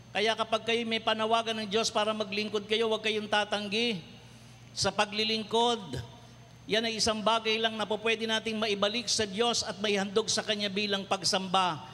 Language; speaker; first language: Filipino; non-native, local second language; Cebuano